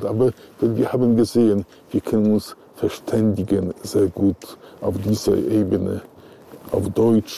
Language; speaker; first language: German; non-native, fluent; Polish